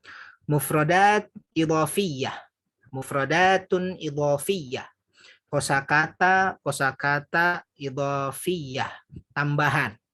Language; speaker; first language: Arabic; non-native, fluent; Indonesian